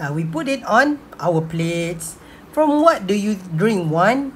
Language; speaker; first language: English; non-native, local second language; Malay